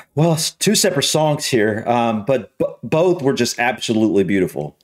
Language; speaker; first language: English; native; English